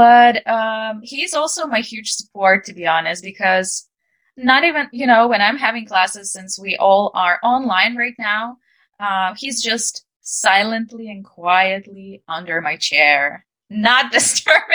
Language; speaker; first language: English; non-native, fluent; Ukrainian